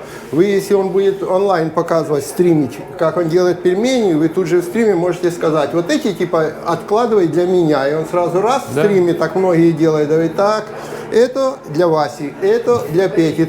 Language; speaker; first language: Russian; native; Russian